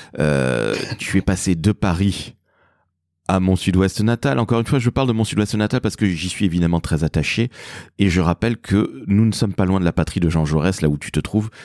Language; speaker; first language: French; native; French